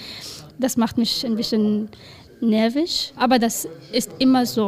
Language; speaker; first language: German; non-native, learner; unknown